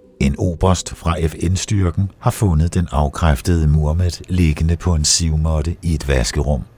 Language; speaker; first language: Danish; native; Danish